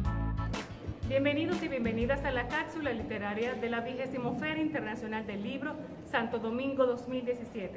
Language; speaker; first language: Spanish; native; Spanish